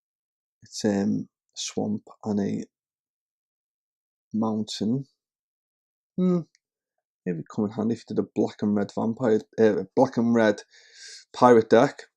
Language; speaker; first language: English; native; English